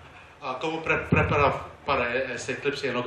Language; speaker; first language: Spanish; non-native, learner; English